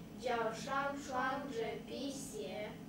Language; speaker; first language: Chinese; non-native, learner; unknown